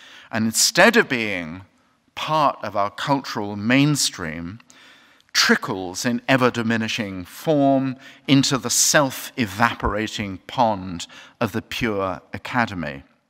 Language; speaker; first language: English; native; English